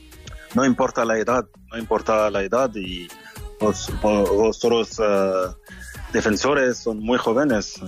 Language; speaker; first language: Spanish; non-native, learner; French